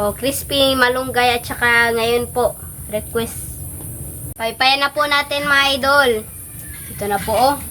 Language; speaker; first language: Filipino; non-native, local second language; Cebuano